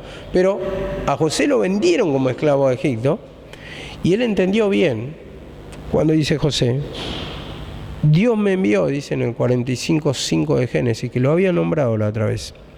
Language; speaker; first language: Spanish; native; Spanish